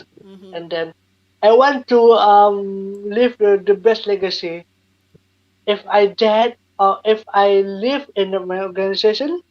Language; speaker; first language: English; non-native, learner; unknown